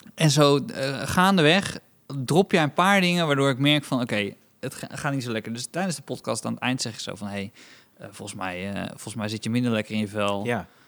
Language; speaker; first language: Dutch; native; Dutch